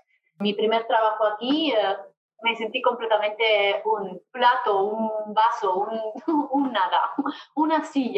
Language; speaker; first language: Spanish; non-native, fluent; Italian